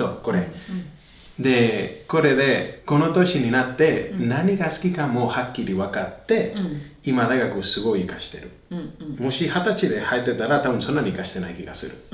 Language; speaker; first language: Japanese; non-native, fluent; Spanish